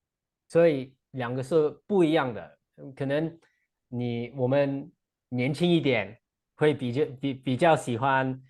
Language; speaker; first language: Chinese; non-native, fluent; English